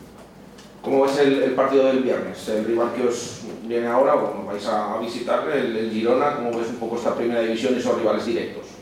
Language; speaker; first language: Spanish; native; Spanish